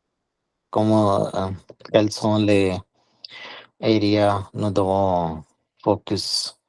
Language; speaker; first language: French; non-native, learner; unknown